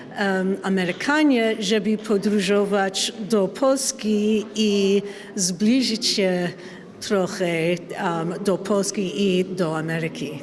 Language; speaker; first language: Polish; non-native, learner; English